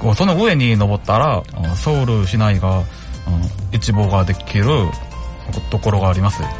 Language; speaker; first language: Japanese; non-native, fluent; Korean